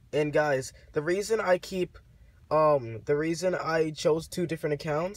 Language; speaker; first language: English; native; English